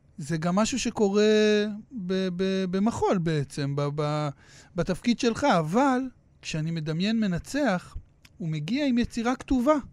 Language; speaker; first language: Hebrew; native; Hebrew